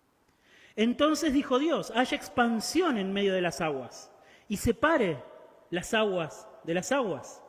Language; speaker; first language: Spanish; native; Spanish